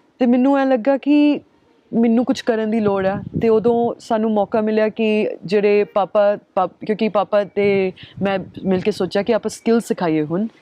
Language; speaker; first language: Punjabi; early bilingual, heritage; Punjabi